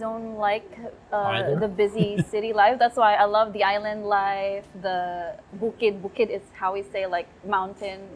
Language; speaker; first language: English; non-native, local second language; Cebuano